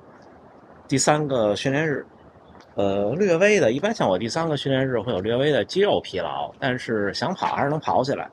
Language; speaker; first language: Chinese; native; Chinese